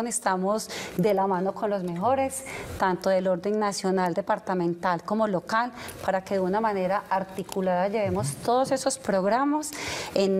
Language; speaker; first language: Spanish; native; Spanish